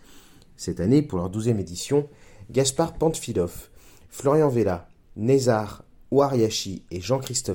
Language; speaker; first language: French; native; French